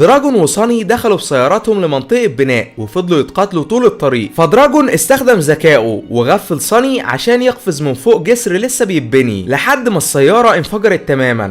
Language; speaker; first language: Arabic; native; Arabic